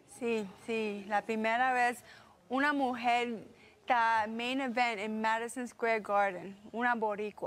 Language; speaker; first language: Spanish; early bilingual, heritage; English